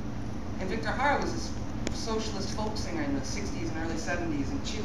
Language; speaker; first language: English; native; English